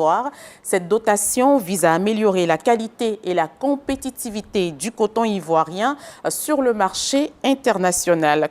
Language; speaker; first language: French; native; French